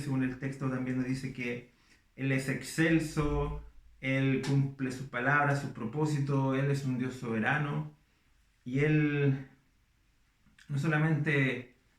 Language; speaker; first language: Spanish; native; Spanish